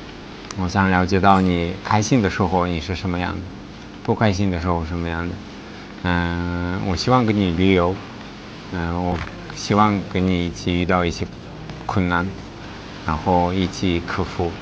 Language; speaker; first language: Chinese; non-native, fluent; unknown